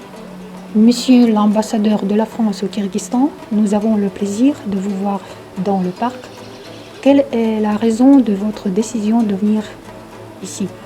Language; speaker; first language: French; non-native, fluent; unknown